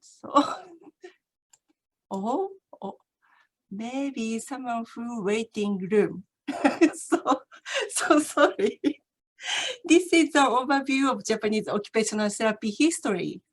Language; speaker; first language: English; non-native, learner; Japanese